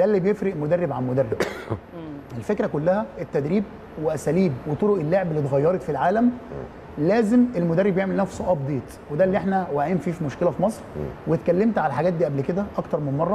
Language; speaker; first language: Arabic; native; Arabic